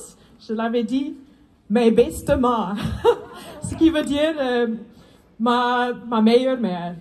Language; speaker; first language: French; non-native, fluent; Afrikaans